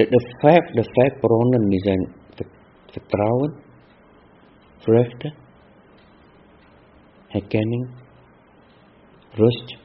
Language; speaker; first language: Dutch; non-native, fluent; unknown